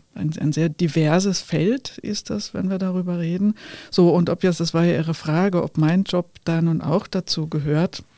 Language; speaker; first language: German; native; German